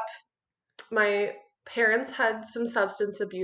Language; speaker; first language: English; native; English